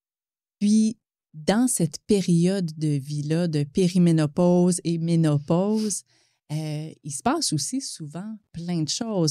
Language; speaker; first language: French; native; French